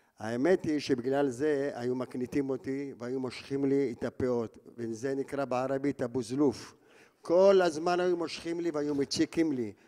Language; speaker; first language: Hebrew; early bilingual, other home language; Arabic